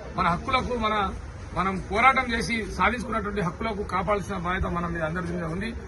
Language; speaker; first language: Telugu; non-native, local second language; Lambadi